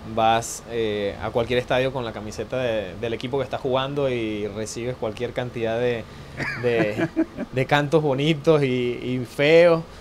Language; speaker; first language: Spanish; native; Spanish